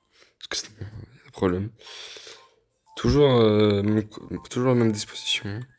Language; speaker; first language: French; native; French